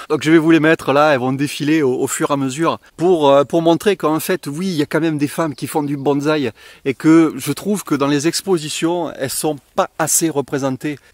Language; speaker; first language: French; native; French